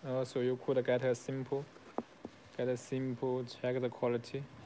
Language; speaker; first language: English; non-native, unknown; Chinese